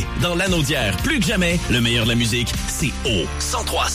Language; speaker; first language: French; native; French